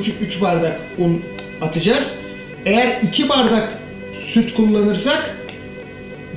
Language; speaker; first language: Turkish; native; Turkish